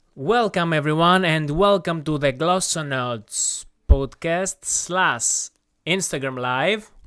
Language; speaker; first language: English; non-native, fluent; Greek